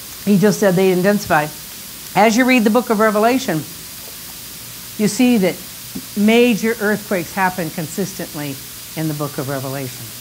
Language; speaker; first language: English; native; English